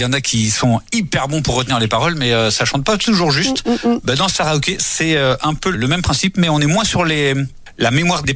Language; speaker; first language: French; native; French